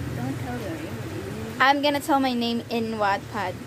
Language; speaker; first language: English; native; English